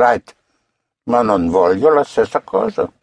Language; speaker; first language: Italian; non-native, fluent; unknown